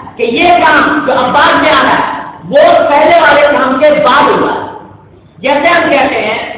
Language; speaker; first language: Urdu; native; Urdu